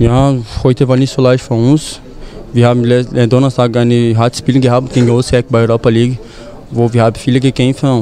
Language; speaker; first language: German; non-native, fluent; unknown